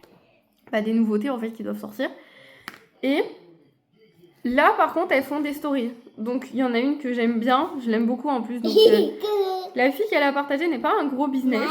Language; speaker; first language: French; native; French